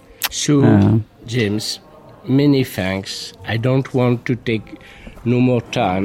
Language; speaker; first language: English; non-native, learner; French